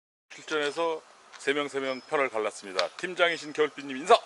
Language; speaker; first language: Korean; native; Korean